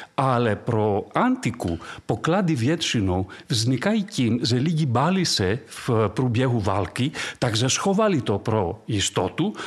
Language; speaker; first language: Czech; non-native, fluent; Greek